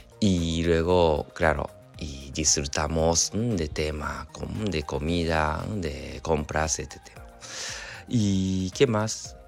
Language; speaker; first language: Spanish; non-native, learner; Japanese